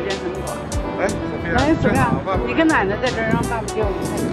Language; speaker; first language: Chinese; native; Chinese